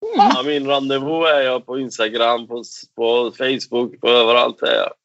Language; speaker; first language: Swedish; non-native, fluent; Persian